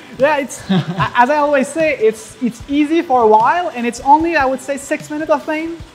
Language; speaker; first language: English; non-native, fluent; French